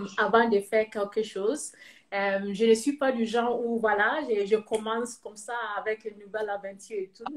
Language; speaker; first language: French; non-native, fluent; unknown